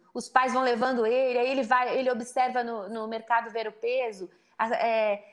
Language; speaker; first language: Portuguese; native; Portuguese